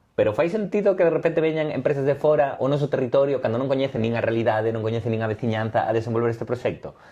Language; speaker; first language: Galician; non-native, local second language; Spanish